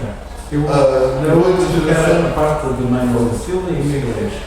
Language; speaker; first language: Portuguese; non-native, learner; English